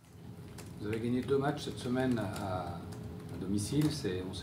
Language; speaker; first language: French; native; French